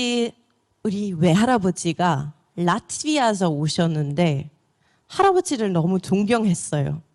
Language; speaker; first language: Korean; non-native, fluent; German